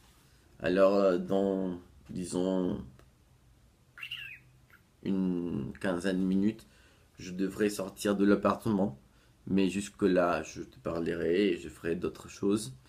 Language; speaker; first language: French; non-native, fluent; Portuguese